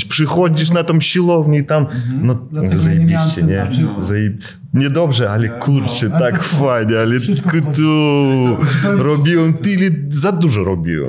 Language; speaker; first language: Polish; non-native, fluent; Russian